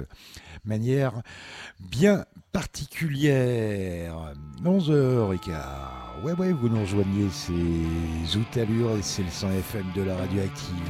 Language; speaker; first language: French; native; French